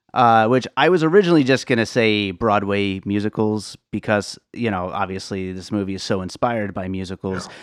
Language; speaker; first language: English; native; English